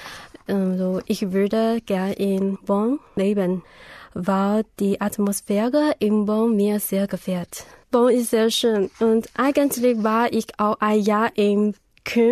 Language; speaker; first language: German; non-native, learner; Chinese